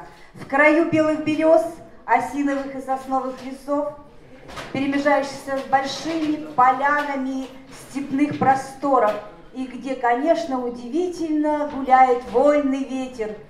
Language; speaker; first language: Russian; native; Russian